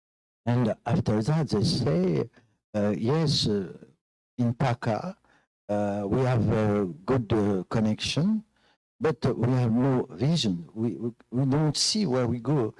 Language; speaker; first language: English; non-native, fluent; French